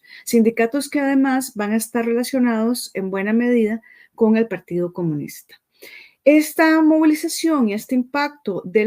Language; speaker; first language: Spanish; native; Spanish